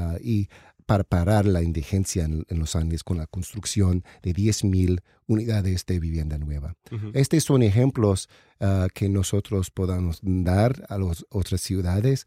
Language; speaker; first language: Spanish; non-native, learner; English